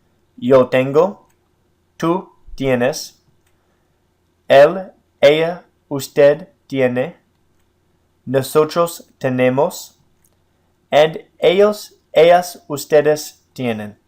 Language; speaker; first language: Spanish; non-native, fluent; English